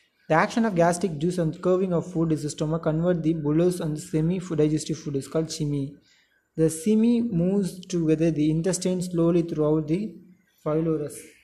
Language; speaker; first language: English; non-native, local second language; Tamil